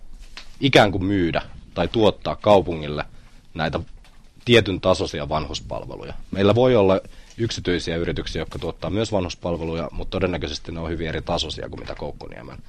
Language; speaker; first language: Finnish; native; Finnish